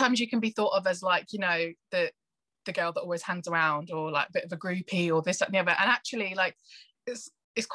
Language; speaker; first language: English; native; English